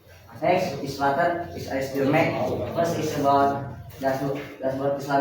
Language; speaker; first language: English; non-native, learner; Indonesian